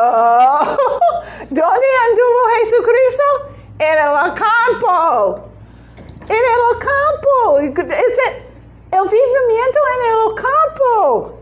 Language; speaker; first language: Spanish; non-native, learner; English